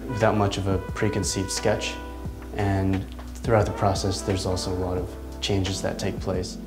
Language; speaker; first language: English; native; English